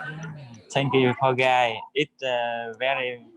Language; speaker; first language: English; non-native, learner; Vietnamese